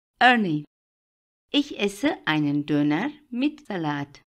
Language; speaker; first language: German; non-native, fluent; Turkish